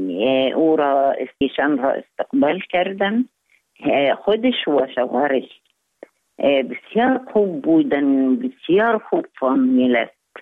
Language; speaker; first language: Persian; non-native, learner; Arabic